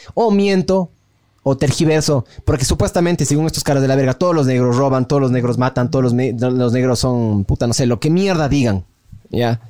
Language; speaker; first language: Spanish; native; Spanish